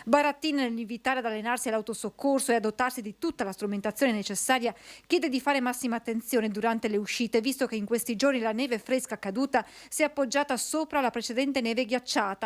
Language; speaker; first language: Italian; native; Italian